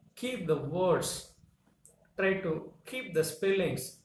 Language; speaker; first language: English; non-native, local second language; Tamil